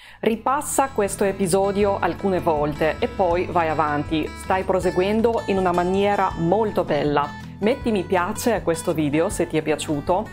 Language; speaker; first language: Italian; non-native, fluent; Russian